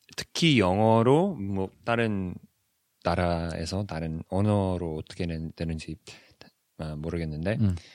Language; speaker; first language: Korean; non-native, fluent; English